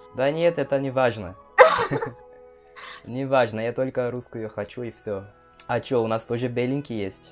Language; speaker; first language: Russian; non-native, fluent; Portuguese